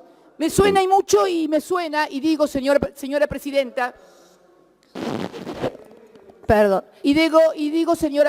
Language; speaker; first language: Spanish; native; Spanish